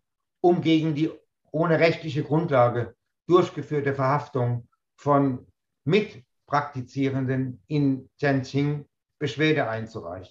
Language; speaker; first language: German; native; German